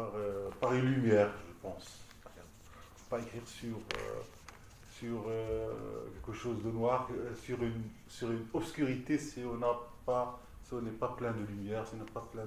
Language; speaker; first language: French; non-native, local second language; Arabic